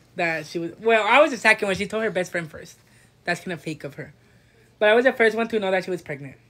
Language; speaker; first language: English; native; English